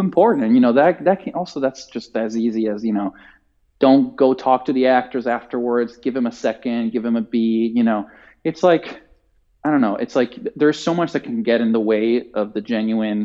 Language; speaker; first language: English; non-native, fluent; Italian